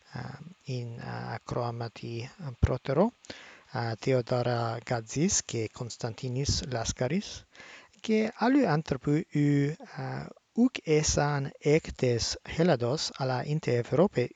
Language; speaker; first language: Greek; non-native, learner; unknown